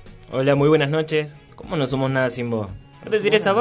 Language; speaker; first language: Spanish; native; Spanish